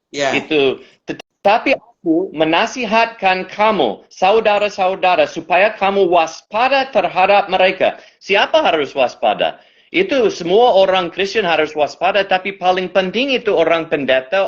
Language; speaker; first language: Indonesian; non-native, fluent; English